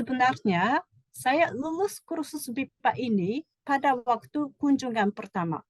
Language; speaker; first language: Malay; non-native, fluent; Japanese